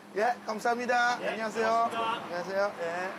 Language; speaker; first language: Korean; non-native, learner; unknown